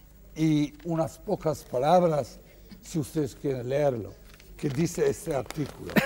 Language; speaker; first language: Spanish; non-native, fluent; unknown